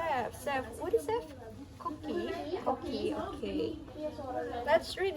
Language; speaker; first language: English; non-native, learner; Indonesian